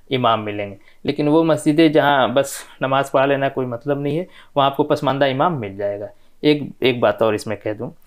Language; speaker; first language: Hindi; non-native, local second language; Bhojpuri